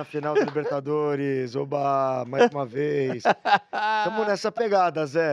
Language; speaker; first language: Portuguese; native; Portuguese